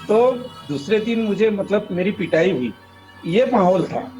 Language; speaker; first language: Hindi; native; Hindi